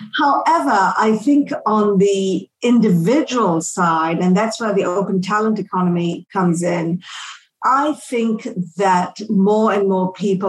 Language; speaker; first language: English; non-native, local second language; Tamil